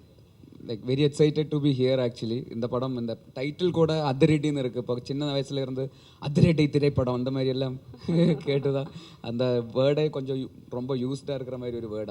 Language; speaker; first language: Tamil; non-native, learner; Malayalam